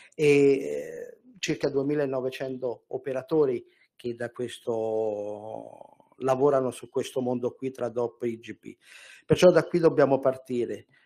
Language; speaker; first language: Italian; native; Italian